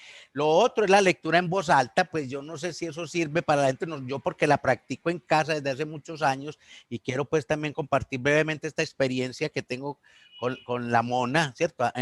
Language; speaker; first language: Spanish; native; Spanish